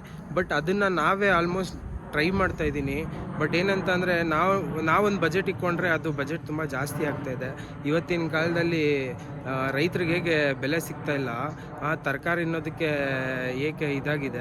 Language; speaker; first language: Kannada; native; Kannada